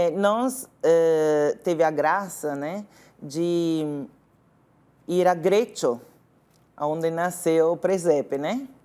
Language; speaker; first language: Portuguese; non-native, fluent; Italian